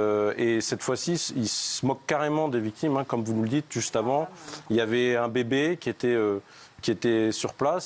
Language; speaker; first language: French; native; French